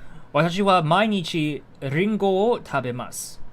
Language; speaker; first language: Japanese; non-native, learner; English